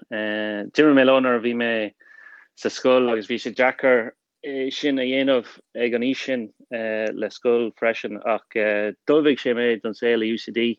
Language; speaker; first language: Irish; non-native, local second language; English